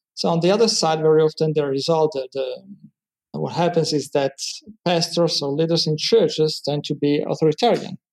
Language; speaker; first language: English; non-native, fluent; Italian